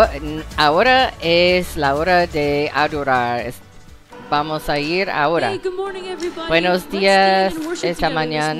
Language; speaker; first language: Spanish; non-native, learner; English